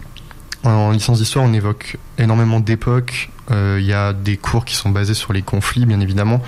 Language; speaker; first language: French; native; French